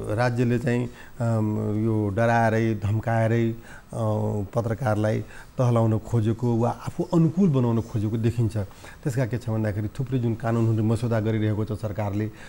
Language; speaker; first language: Nepali; non-native, local second language; Maithili